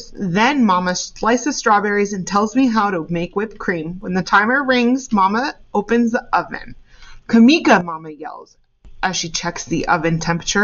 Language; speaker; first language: English; native; English